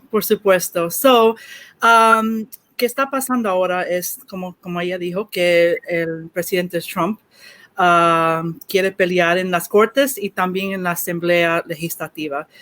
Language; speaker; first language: Spanish; early bilingual, heritage; Spanish